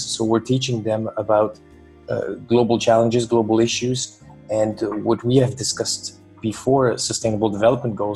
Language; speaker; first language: English; non-native, fluent; French